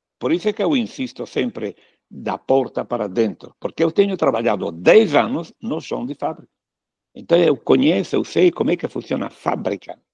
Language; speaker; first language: Portuguese; non-native, fluent; Italian